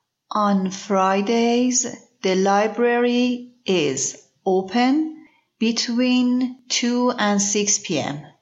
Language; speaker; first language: English; non-native, learner; Persian